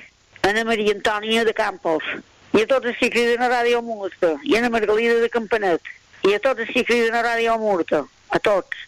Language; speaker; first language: Catalan; native; Catalan